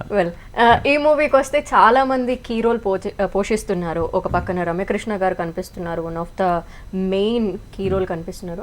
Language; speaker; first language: Telugu; native; Telugu